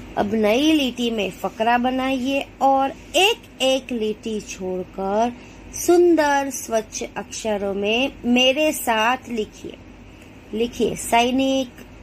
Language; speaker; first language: Hindi; non-native, local second language; Gujarati